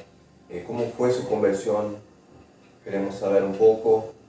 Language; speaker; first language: Spanish; non-native, fluent; Portuguese